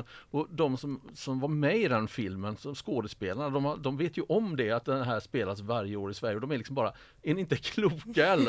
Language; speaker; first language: Swedish; native; Swedish